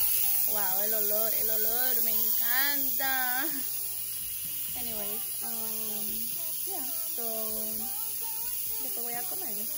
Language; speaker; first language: Spanish; early bilingual, heritage; Spanish